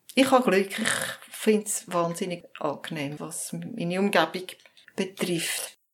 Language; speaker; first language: German; native; German